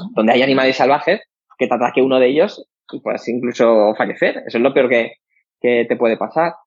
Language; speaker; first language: Spanish; native; Spanish